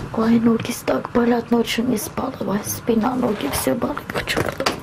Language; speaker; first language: Russian; non-native, local second language; Armenian